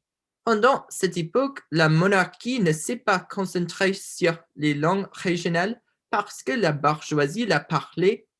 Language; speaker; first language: French; non-native, learner; English